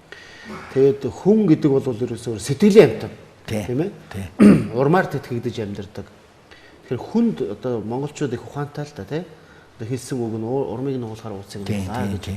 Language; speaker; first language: Mongolian; native; Mongolian